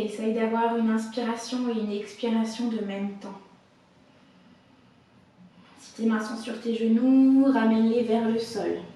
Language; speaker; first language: French; native; French